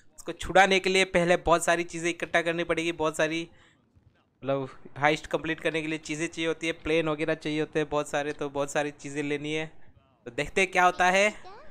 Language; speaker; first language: Hindi; non-native, local second language; Gujarati